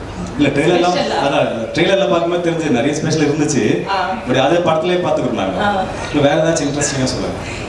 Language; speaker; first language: Tamil; native; Tamil